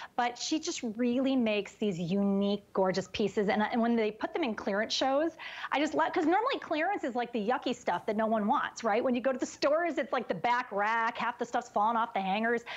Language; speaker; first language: English; native; English